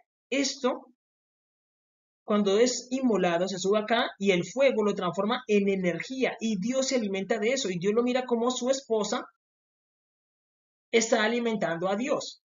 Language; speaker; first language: Spanish; native; Spanish